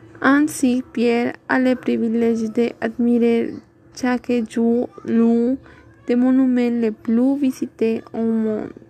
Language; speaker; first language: French; non-native, learner; Spanish